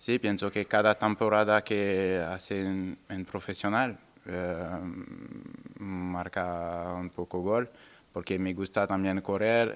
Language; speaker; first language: Spanish; non-native, learner; French